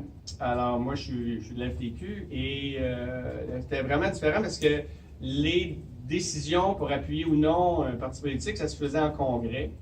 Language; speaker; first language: French; native; French